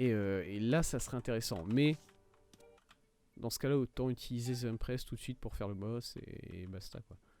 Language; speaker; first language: French; native; French